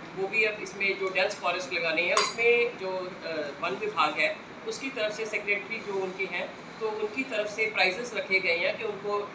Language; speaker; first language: Hindi; non-native, local second language; Punjabi